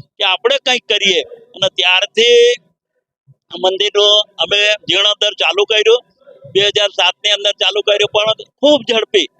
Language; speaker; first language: Gujarati; non-native, local second language; Gamit